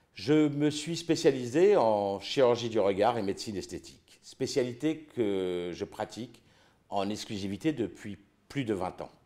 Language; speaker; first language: French; native; French